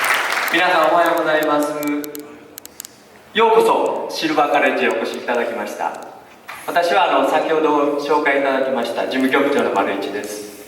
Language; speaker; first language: Japanese; native; Japanese